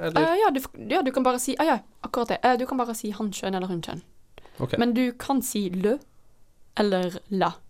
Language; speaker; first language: Norwegian; non-native, fluent; Dutch